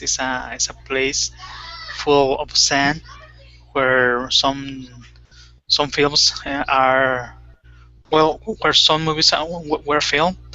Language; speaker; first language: English; non-native, fluent; Spanish